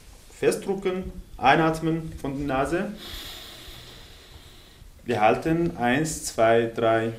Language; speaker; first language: German; non-native, fluent; Arabic